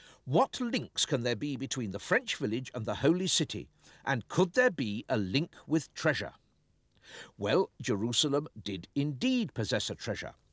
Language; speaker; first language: English; native; English